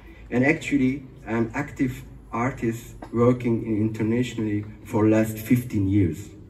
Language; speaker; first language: English; non-native, fluent; Turkish